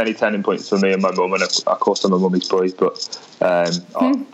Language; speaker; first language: English; native; English